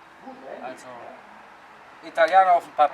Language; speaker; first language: German; early bilingual, other home language; Italian